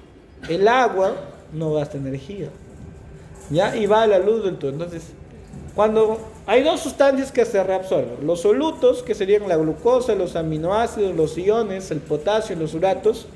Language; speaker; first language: Spanish; native; Spanish